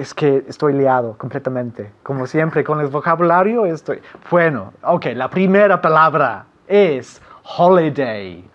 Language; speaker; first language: Spanish; non-native, fluent; English